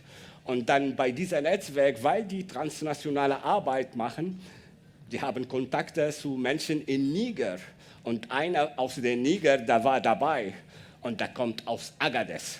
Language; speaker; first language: German; non-native, learner; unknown